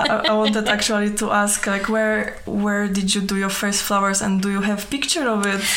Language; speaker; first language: English; non-native, fluent; Polish